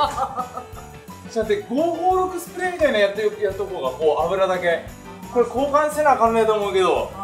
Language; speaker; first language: Japanese; native; Japanese